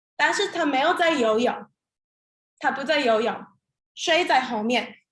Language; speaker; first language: Chinese; non-native, learner; English